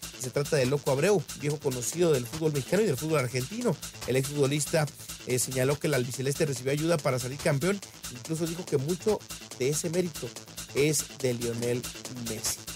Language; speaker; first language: Spanish; native; Spanish